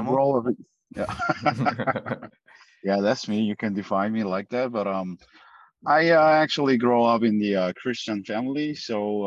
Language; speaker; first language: English; non-native, fluent; Korean